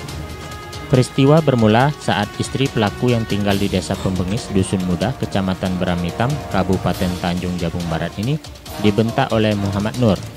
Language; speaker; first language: Indonesian; native; Indonesian